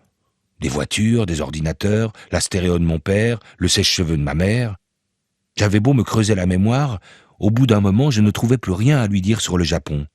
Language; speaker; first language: French; native; French